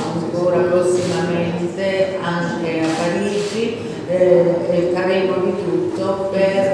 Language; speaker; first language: Italian; native; Italian